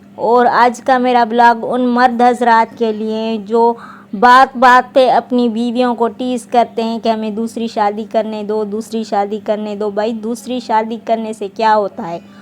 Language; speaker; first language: Urdu; non-native, local second language; Sindhi